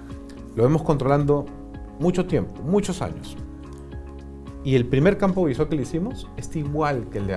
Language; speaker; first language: Spanish; native; Spanish